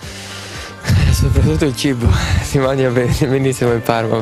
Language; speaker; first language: Italian; non-native, fluent; Swedish